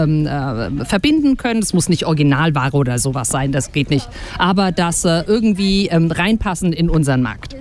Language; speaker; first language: German; native; German